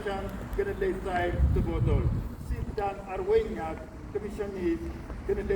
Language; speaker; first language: Welsh; non-native, fluent; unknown